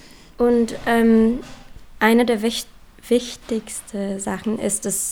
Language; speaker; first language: German; non-native, learner; English